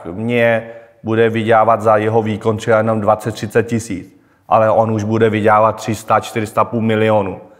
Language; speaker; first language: Czech; non-native, fluent; Vietnamese